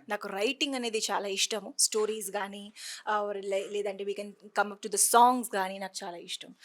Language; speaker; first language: Telugu; non-native, fluent; Hindi